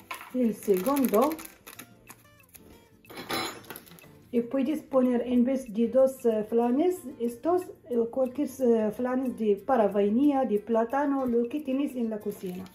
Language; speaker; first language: Spanish; non-native, fluent; Arabic